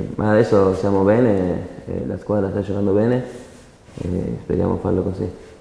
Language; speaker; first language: Italian; non-native, learner; Spanish